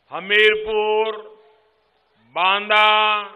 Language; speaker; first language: Hindi; non-native, local second language; Gujarati